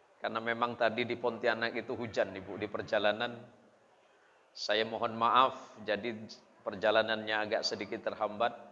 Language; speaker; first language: Indonesian; non-native, local second language; Madurese